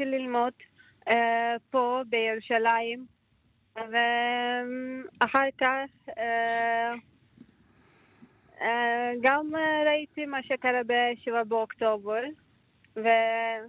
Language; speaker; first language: Hebrew; non-native, learner; Turkish